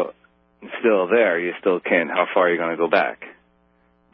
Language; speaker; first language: English; native; English